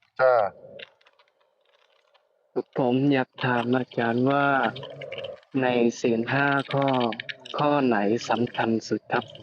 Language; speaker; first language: Thai; non-native, local second language; Mon